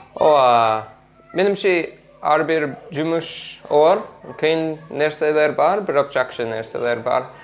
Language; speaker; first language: Kyrgyz; non-native, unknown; English